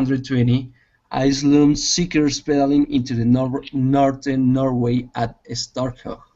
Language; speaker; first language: English; non-native, learner; Spanish